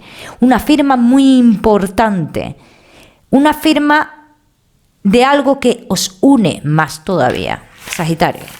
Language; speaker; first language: Spanish; native; Spanish